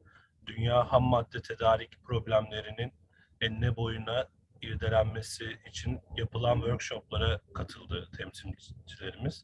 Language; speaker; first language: Turkish; native; Turkish